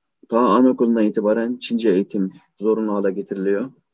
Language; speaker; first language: Turkish; non-native, fluent; Uyghur